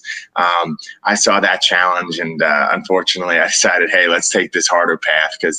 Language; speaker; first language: English; native; English